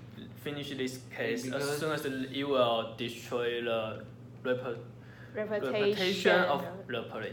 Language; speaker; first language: English; non-native, learner; Chinese